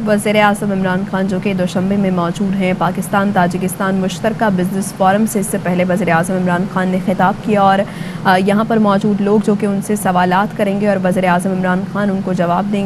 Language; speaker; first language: Urdu; native; Urdu